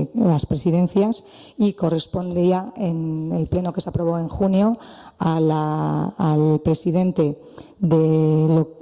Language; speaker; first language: Spanish; native; Spanish